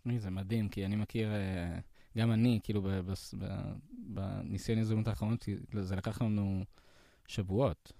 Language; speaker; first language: Hebrew; native; Hebrew